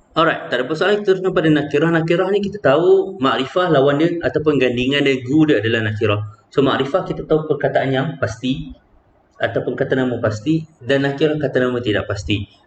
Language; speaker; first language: Malay; native; Malay